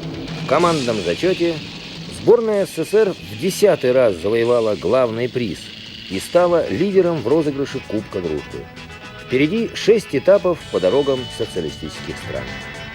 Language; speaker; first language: Russian; native; Russian